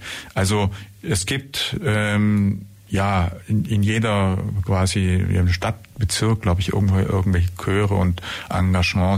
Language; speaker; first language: German; native; German